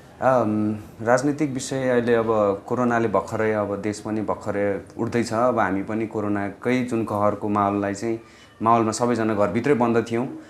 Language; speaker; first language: Nepali; non-native, local second language; Eastern Tamang